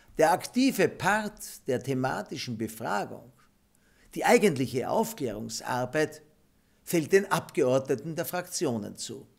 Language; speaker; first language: German; native; German